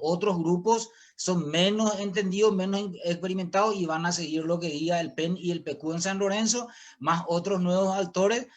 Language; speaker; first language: Spanish; native; Spanish